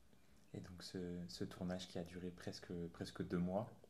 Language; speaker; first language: French; native; French